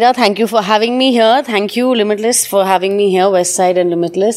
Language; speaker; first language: English; non-native, local second language; Hindi